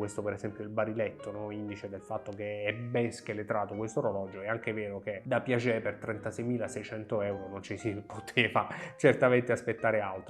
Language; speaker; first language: Italian; native; Italian